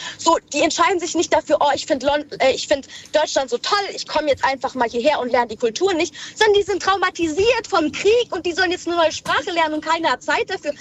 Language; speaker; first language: German; early bilingual, other home language; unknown